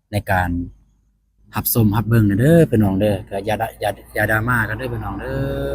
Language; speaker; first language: Lao; non-native, local second language; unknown